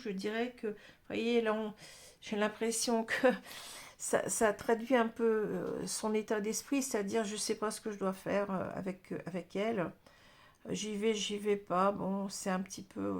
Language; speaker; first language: French; native; French